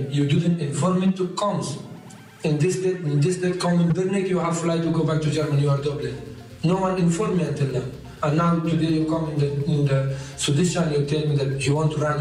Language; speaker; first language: English; non-native, learner; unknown